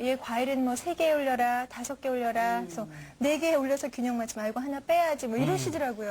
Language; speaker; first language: Korean; native; Korean